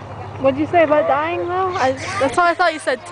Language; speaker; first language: English; native; English